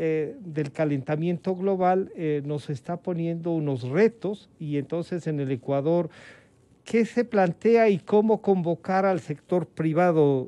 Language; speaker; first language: Spanish; native; Spanish